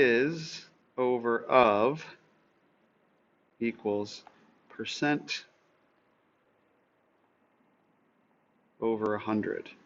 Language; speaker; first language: English; native; English